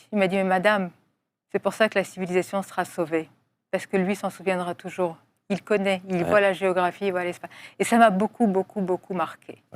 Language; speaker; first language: French; non-native, local second language; Arabic